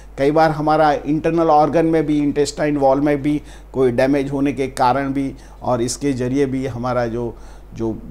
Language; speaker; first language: Hindi; non-native, local second language; Gujarati